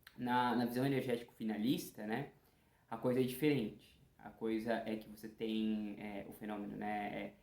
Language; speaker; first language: Portuguese; native; Portuguese